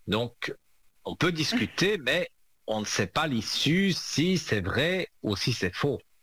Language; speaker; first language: French; native; French